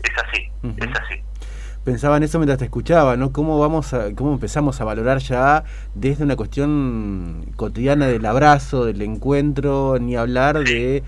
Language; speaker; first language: Spanish; native; Spanish